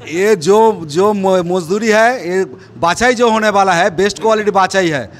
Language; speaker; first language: Hindi; non-native, local second language; Bangla